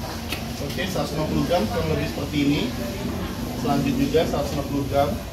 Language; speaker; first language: Indonesian; native; Indonesian